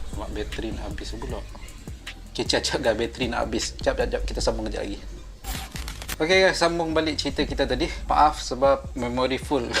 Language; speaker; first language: Malay; native; Malay